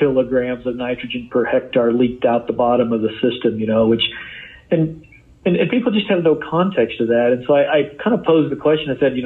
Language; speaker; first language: English; native; English